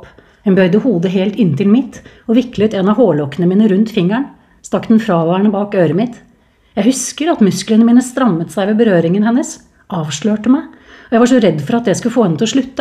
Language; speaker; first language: Norwegian; native; Norwegian